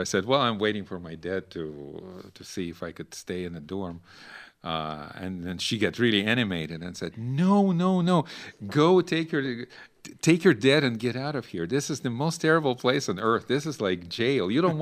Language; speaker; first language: English; non-native, fluent; Ukrainian